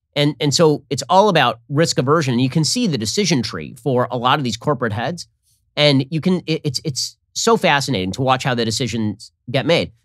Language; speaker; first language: English; native; English